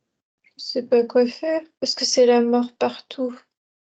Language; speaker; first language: French; native; French